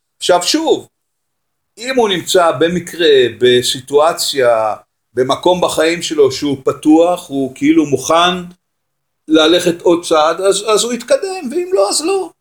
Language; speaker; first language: Hebrew; native; Hebrew